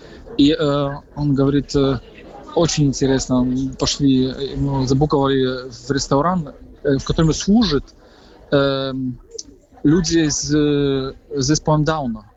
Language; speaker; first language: Russian; non-native, fluent; Polish